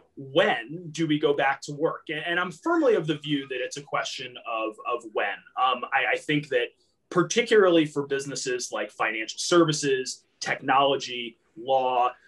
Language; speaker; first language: English; native; English